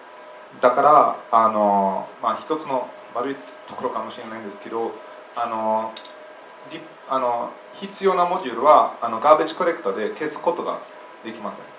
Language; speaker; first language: Japanese; non-native, fluent; English